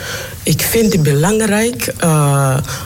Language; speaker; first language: Dutch; non-native, learner; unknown